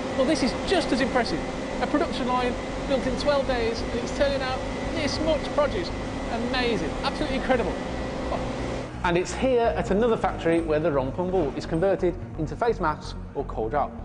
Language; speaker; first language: English; native; English